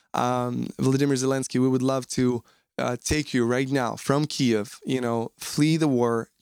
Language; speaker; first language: English; non-native, fluent; Russian